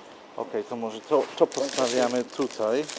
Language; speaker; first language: Polish; non-native, learner; English